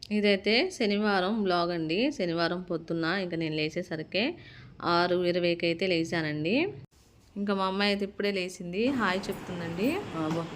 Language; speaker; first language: Telugu; native; Telugu